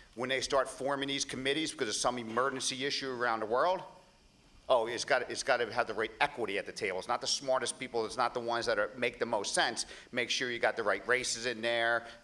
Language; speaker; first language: English; native; English